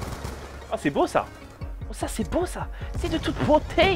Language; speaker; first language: French; native; French